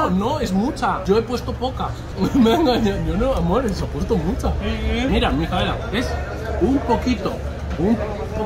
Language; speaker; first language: Spanish; native; Spanish